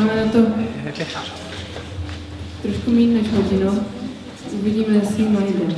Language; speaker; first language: Czech; early bilingual, heritage; Czech